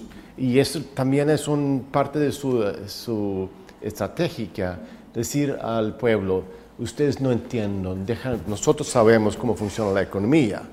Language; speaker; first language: Spanish; non-native, fluent; Swedish